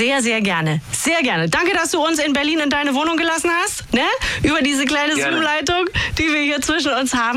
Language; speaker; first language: German; native; German